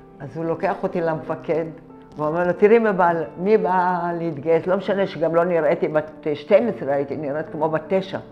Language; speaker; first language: Hebrew; early bilingual, other home language; Arabic